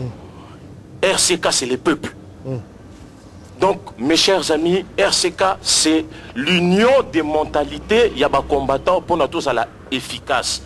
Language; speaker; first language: French; non-native, local second language; Lingala